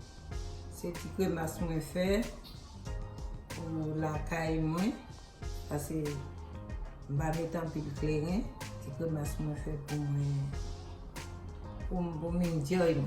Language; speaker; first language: French; non-native, learner; Haitian Creole